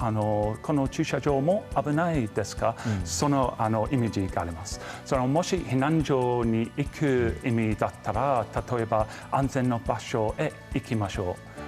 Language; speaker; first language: Japanese; non-native, fluent; English